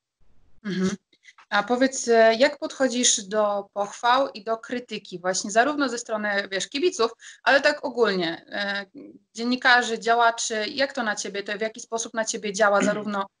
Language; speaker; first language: Polish; native; Polish